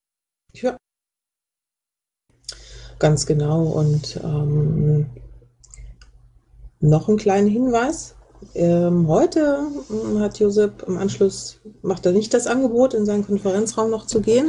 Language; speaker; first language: German; native; German